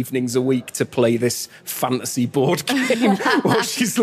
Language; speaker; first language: English; native; English